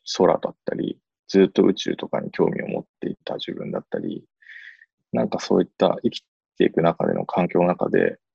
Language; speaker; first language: Japanese; native; Japanese